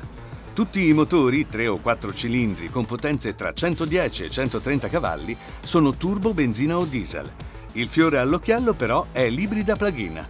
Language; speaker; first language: Italian; native; Italian